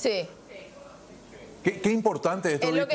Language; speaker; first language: Spanish; native; Spanish